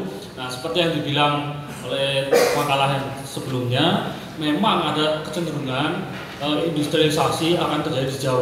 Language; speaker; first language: Indonesian; native; Indonesian